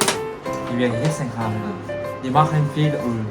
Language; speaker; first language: German; non-native, learner; Japanese